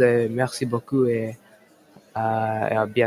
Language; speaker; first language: French; non-native, learner; English